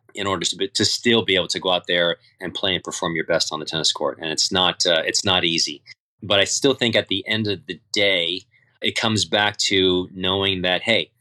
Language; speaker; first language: English; native; English